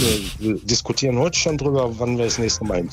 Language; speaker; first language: German; native; German